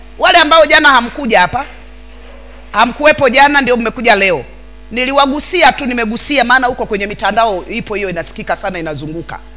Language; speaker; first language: Swahili; native; Swahili